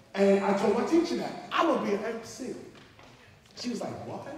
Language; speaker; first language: English; native; English